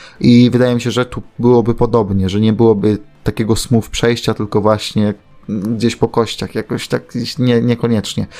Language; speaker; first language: Polish; native; Polish